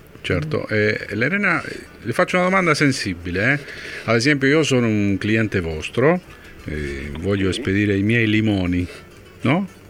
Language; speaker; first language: Italian; non-native, fluent; Spanish